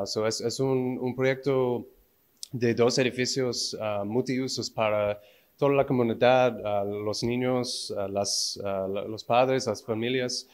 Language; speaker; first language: Spanish; non-native, learner; English